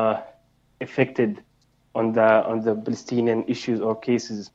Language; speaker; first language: English; non-native, fluent; Arabic